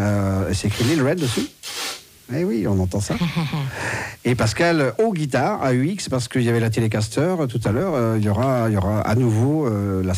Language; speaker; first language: French; native; French